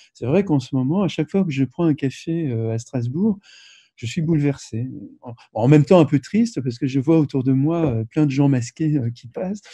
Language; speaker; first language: French; native; French